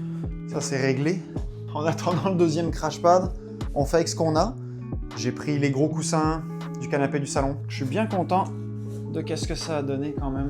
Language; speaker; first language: French; native; French